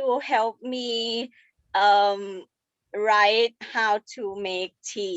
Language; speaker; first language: English; non-native, fluent; Thai